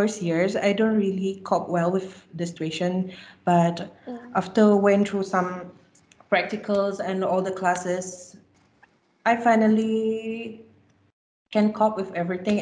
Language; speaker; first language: English; non-native, local second language; Malay